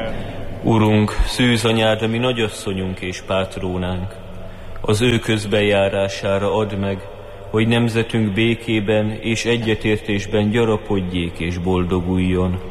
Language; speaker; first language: Hungarian; native; Hungarian